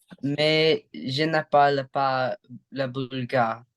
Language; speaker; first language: French; non-native, learner; English